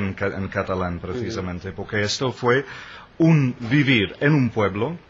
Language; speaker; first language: Spanish; non-native, fluent; English